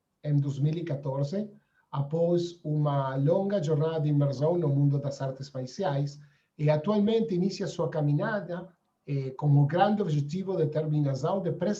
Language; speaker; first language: Portuguese; non-native, fluent; Spanish